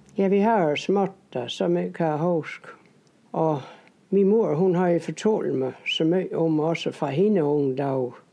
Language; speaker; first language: Danish; native; Danish